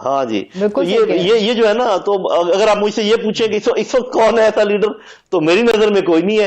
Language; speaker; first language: Urdu; native; Urdu